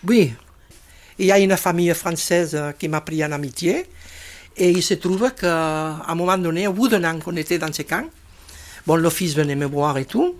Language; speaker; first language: French; non-native, fluent; Catalan